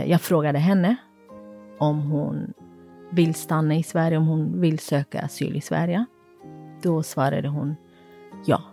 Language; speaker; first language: Swedish; non-native, fluent; Kurdish